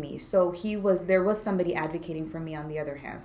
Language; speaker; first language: English; native; English